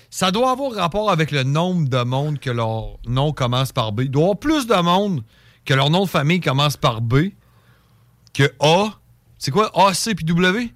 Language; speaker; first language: French; native; French